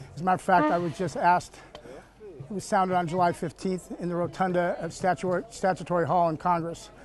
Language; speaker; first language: English; native; English